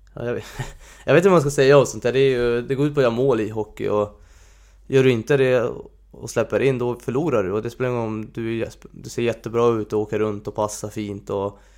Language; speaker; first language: Swedish; non-native, fluent; Hungarian